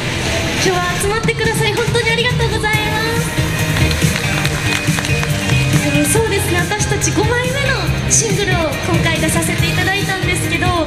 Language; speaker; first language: Japanese; native; Japanese